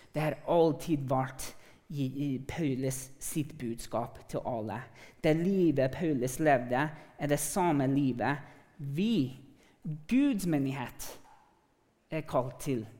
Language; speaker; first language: Norwegian; non-native, fluent; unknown